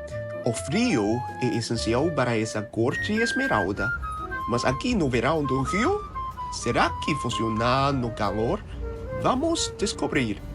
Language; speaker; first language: Portuguese; non-native, learner; Chinese